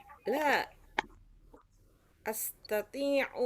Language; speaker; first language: Arabic; non-native, learner; Indonesian